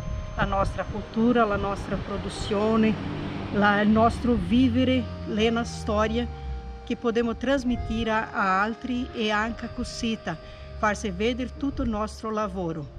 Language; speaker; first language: Italian; early bilingual, heritage; Italian